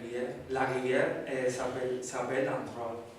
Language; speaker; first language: French; non-native, learner; Spanish